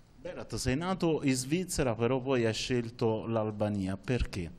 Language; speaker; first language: Italian; native; Italian